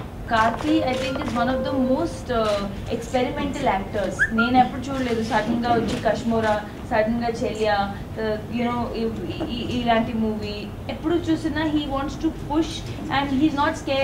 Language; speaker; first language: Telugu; non-native, local second language; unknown